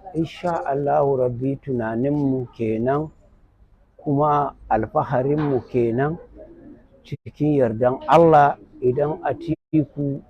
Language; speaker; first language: Hausa; non-native, local second language; Fula